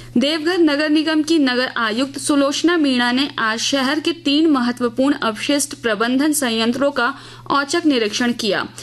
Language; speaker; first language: Hindi; native; Hindi